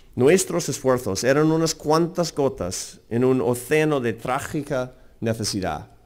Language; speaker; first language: Spanish; non-native, fluent; English